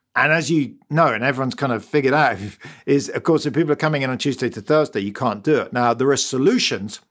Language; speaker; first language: English; native; English